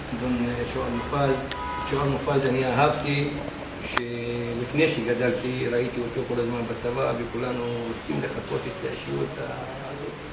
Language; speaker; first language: Hebrew; non-native, local second language; Arabic